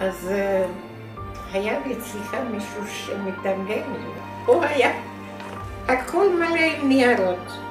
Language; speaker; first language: Hebrew; non-native, learner; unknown